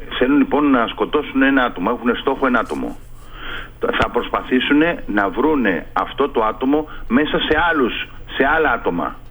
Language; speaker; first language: Greek; non-native, fluent; Spanish